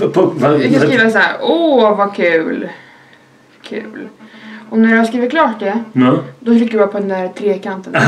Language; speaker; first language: Swedish; native; Swedish